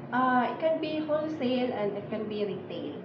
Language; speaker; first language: English; non-native, learner; Filipino